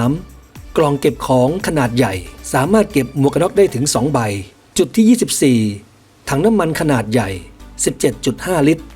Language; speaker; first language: Thai; native; Thai